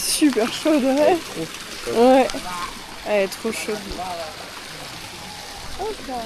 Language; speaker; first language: French; native; French